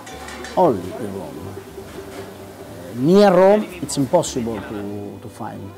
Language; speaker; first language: English; non-native, learner; Italian